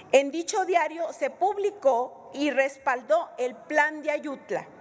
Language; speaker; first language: Spanish; native; Spanish